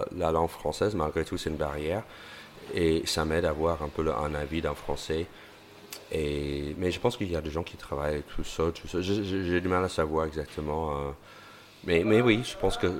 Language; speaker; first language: French; non-native, fluent; English